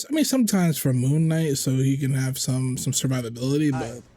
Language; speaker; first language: English; native; English